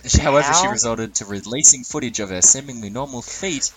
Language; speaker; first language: English; native; English